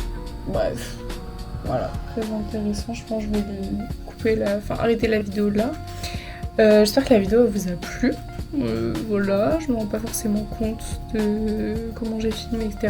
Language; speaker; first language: French; native; French